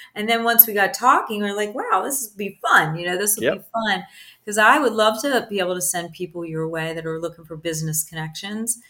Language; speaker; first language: English; early bilingual, other home language; Italian